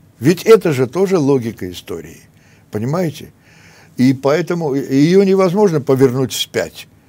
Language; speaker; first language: Russian; non-native, local second language; Armenian